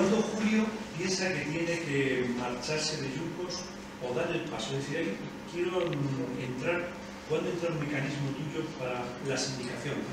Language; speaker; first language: Spanish; native; Spanish